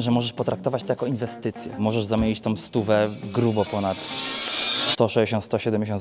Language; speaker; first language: Polish; native; Polish